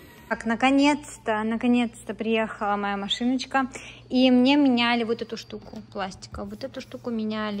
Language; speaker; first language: Russian; native; Russian